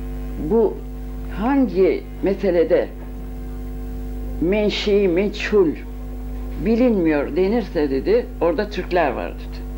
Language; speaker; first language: Turkish; native; Turkish